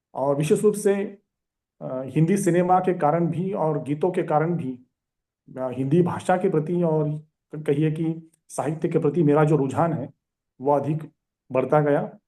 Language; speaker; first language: Hindi; non-native, local second language; Marathi